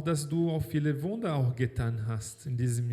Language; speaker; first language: German; non-native, fluent; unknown